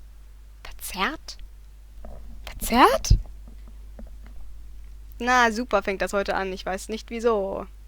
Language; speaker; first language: German; native; German